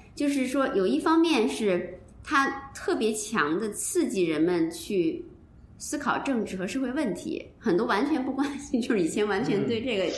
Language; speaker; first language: Chinese; native; Chinese